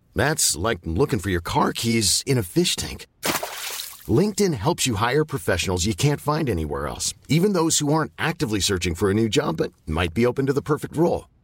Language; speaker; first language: English; early bilingual, other home language; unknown